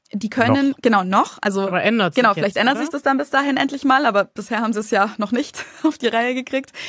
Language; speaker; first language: German; native; German